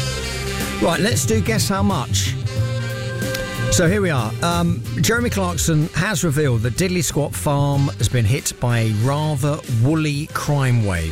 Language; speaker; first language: English; native; English